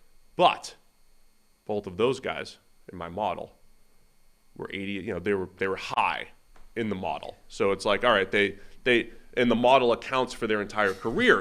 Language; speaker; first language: English; native; English